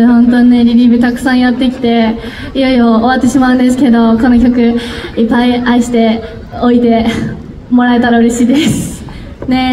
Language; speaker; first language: Japanese; native; Japanese